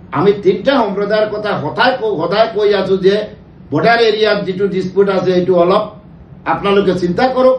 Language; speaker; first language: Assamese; non-native, local second language; Bangla